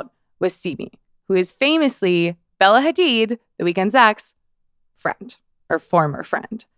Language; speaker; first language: English; native; English